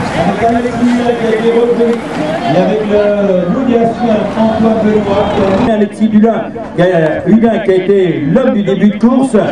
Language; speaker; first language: French; native; French